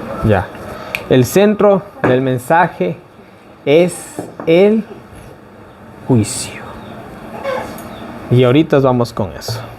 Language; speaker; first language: Spanish; native; Spanish